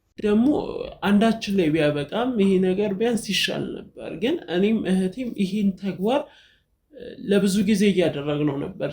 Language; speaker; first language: Amharic; native; Amharic